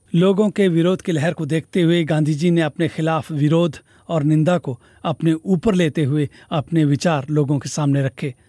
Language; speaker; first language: Hindi; native; Hindi